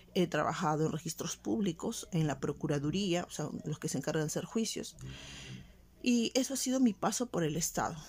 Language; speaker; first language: Spanish; native; Spanish